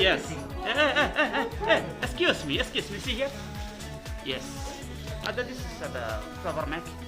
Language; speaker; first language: English; non-native, learner; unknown